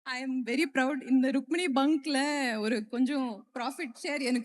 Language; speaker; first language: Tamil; non-native, learner; Kannada